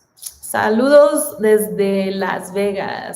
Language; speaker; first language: Spanish; early bilingual, heritage; Spanish